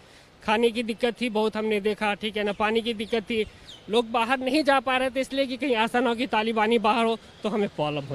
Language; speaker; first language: Hindi; native; Hindi